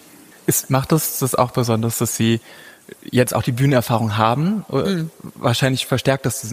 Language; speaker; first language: German; native; German